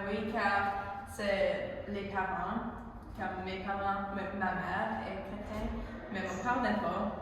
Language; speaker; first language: French; non-native, local second language; English